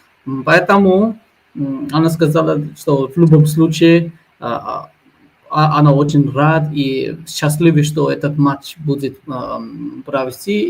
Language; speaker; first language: Russian; non-native, learner; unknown